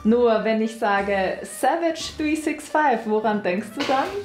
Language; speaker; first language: German; native; German